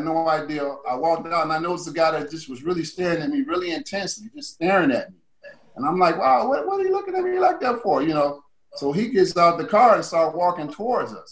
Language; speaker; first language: English; native; English